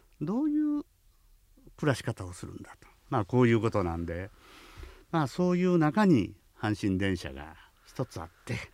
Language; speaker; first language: Japanese; native; Japanese